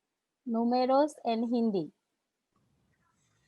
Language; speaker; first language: Spanish; non-native, learner; Hindi